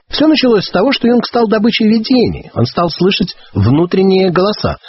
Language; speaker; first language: Russian; native; Russian